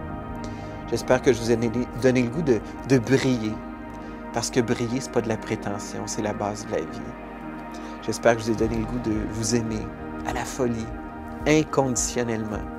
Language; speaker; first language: French; native; French